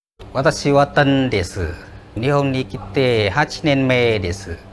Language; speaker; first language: Japanese; non-native, learner; Vietnamese